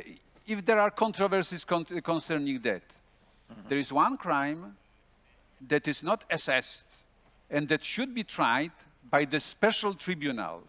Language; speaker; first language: English; non-native, fluent; Polish